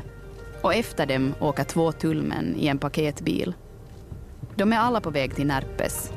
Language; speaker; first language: Swedish; native; Swedish